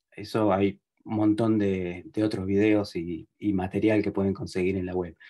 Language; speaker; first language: Spanish; native; Spanish